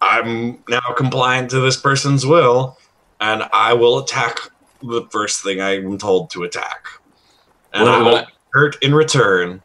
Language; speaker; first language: English; native; English